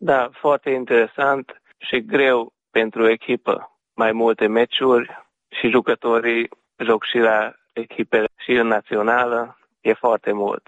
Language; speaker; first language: Romanian; early bilingual, heritage; Romanian